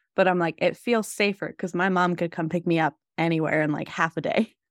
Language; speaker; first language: English; native; English